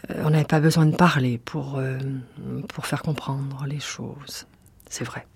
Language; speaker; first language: French; native; French